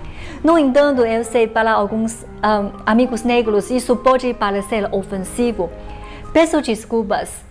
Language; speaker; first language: Portuguese; non-native, fluent; Chinese